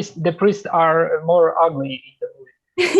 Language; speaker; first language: English; non-native, fluent; Polish